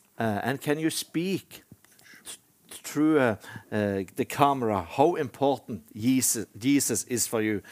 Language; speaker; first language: English; non-native, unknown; Norwegian